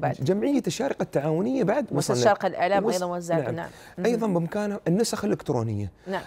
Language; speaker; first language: Arabic; native; Arabic